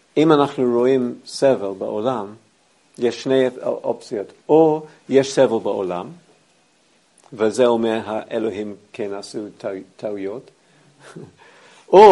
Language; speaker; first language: Hebrew; non-native, fluent; English